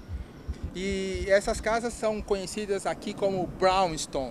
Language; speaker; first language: Portuguese; native; Portuguese